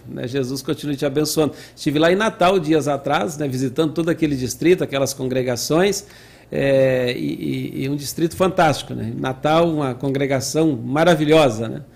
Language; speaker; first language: Portuguese; native; Portuguese